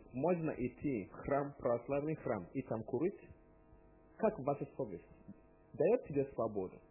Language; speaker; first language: Russian; non-native, learner; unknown